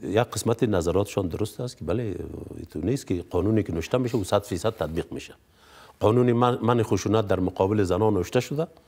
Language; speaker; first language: Persian; native; Persian